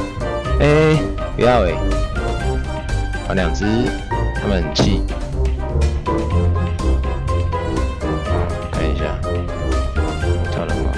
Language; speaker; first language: Chinese; native; Chinese